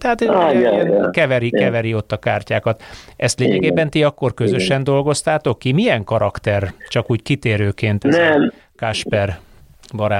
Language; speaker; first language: Hungarian; native; Hungarian